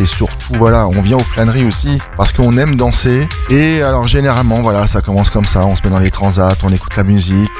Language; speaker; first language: French; native; French